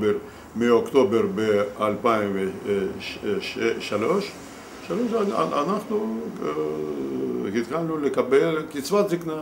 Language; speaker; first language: Hebrew; non-native, learner; Russian